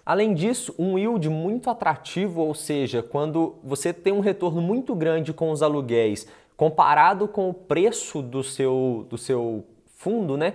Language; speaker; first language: Portuguese; native; Portuguese